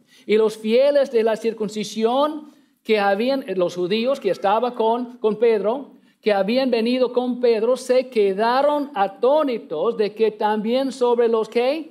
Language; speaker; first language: Spanish; non-native, learner; English